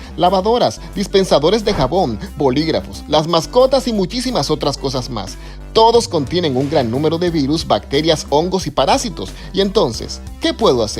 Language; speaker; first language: Spanish; native; Spanish